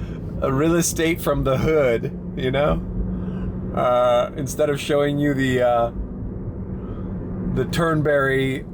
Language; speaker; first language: English; early bilingual, other home language; Spanish